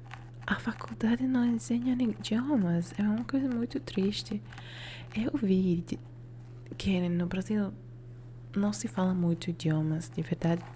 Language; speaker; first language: Portuguese; non-native, learner; Italian